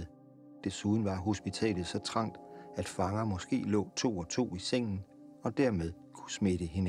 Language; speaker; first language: Danish; native; Danish